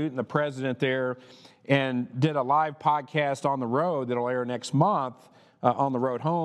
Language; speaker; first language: English; native; English